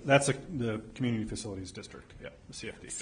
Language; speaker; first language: English; native; English